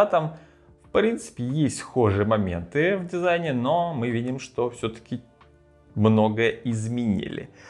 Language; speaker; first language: Russian; native; Russian